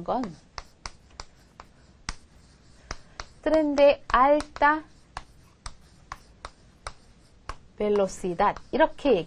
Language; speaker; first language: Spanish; non-native, fluent; Korean